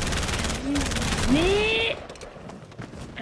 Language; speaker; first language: French; native; French